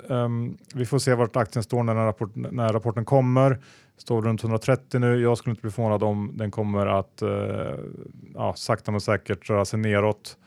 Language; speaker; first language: Swedish; native; Swedish